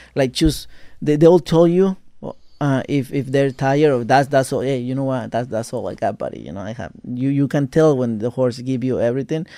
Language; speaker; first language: English; non-native, fluent; Spanish